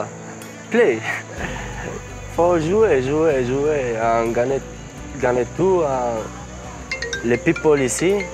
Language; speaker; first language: French; non-native, learner; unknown